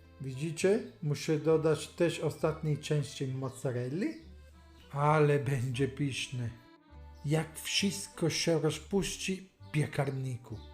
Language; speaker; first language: Polish; non-native, learner; Italian